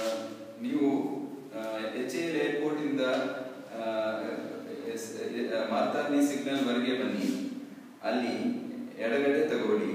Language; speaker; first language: Kannada; non-native, learner; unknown